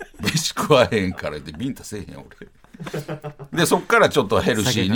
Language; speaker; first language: Japanese; native; Japanese